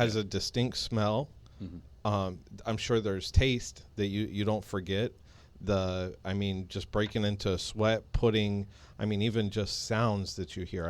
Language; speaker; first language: English; native; English